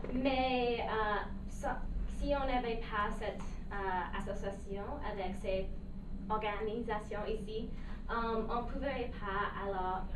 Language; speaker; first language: French; non-native, local second language; English